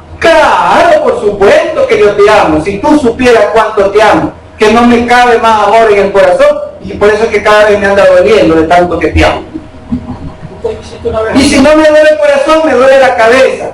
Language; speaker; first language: Spanish; native; Spanish